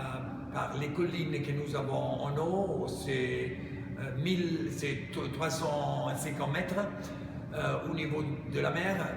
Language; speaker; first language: French; non-native, fluent; Italian